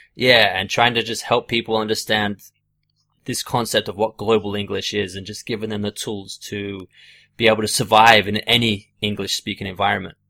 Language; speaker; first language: English; native; English